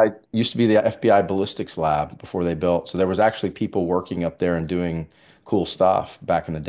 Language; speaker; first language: English; native; English